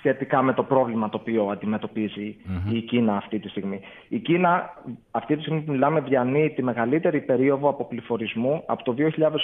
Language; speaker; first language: Greek; native; Greek